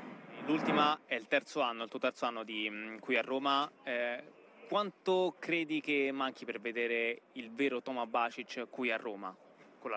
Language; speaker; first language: Italian; native; Italian